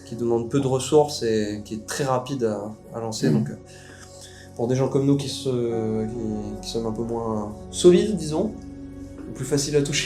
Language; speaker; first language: French; native; French